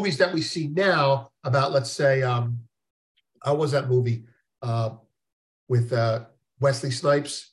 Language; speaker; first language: English; native; English